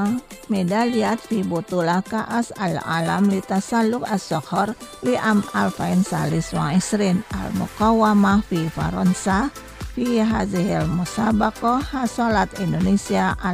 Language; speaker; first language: Arabic; non-native, fluent; Indonesian